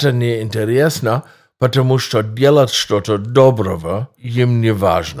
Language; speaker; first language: Russian; non-native, fluent; German